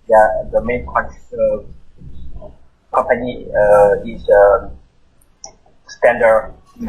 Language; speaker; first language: English; non-native, learner; Vietnamese